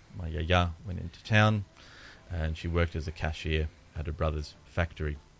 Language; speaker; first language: English; early bilingual, other home language; Greek